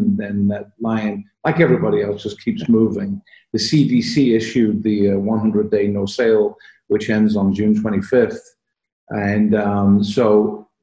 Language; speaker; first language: English; native; English